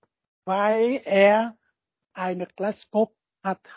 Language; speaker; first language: German; non-native, learner; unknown